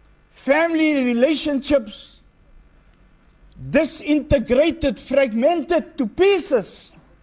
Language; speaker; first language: English; non-native, local second language; Afrikaans